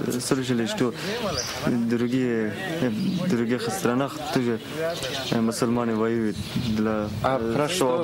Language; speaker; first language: Russian; non-native, learner; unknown